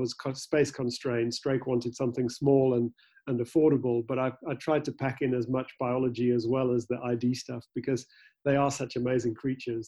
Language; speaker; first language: English; native; English